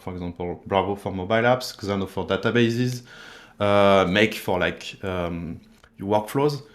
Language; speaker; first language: English; non-native, fluent; French